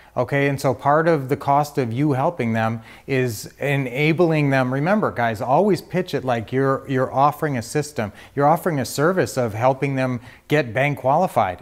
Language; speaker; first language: English; native; English